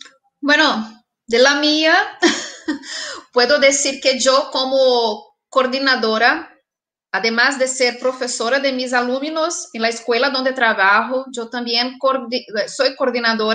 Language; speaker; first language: Spanish; non-native, fluent; Portuguese